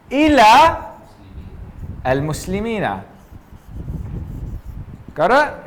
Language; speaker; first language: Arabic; non-native, fluent; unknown